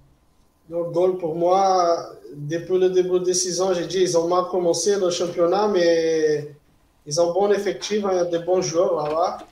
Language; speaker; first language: French; non-native, fluent; Portuguese